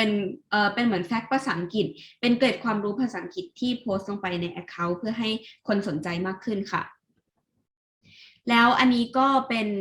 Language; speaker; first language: Thai; native; Thai